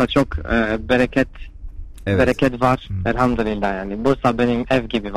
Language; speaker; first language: Turkish; non-native, fluent; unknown